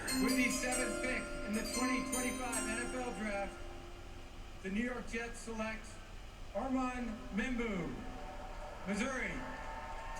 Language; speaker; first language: English; native; English